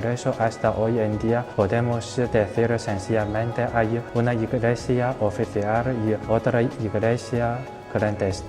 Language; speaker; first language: Spanish; non-native, learner; Chinese